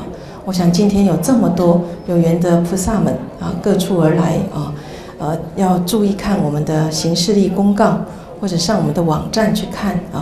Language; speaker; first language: Chinese; native; Chinese